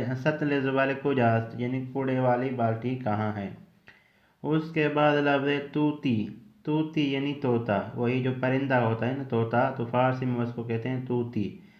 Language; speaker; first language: Urdu; native; Urdu